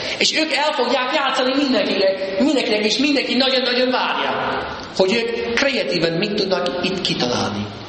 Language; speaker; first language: Hungarian; early bilingual, heritage; Hungarian